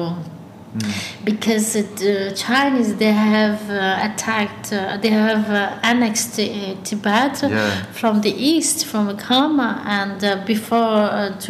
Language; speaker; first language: English; early bilingual, other home language; Tibetan